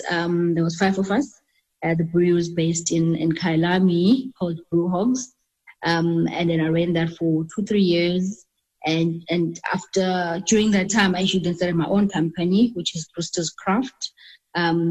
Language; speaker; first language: English; non-native, local second language; Xhosa